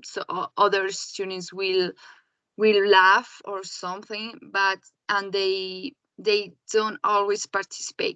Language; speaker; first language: English; non-native, learner; Spanish